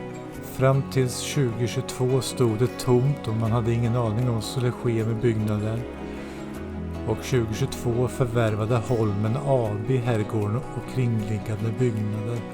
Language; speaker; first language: Swedish; native; Swedish